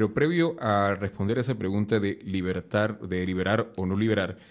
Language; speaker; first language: Spanish; native; Spanish